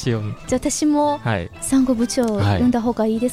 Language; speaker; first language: Japanese; non-native, fluent; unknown